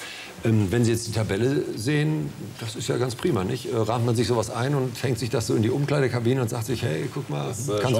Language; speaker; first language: German; native; German